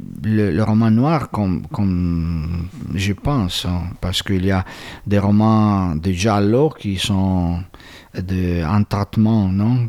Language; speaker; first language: French; non-native, fluent; Italian